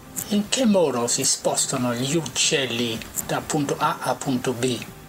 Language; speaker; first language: Italian; non-native, fluent; English